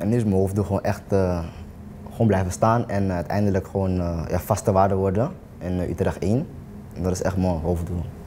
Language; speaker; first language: Dutch; native; Dutch